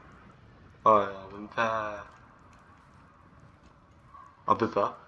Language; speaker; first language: French; native; French